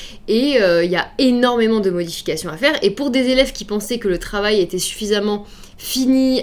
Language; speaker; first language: French; native; French